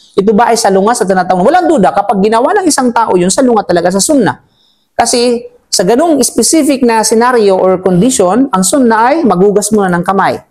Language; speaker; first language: Filipino; native; Filipino